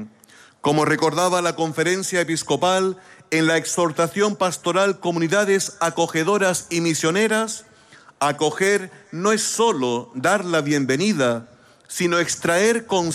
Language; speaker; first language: Spanish; native; Spanish